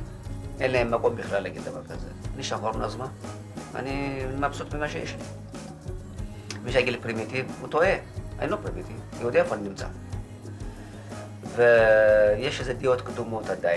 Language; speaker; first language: Hebrew; non-native, fluent; Amharic